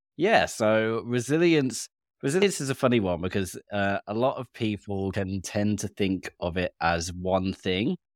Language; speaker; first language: English; native; English